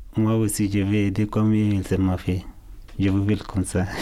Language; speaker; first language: French; non-native, learner; Arabic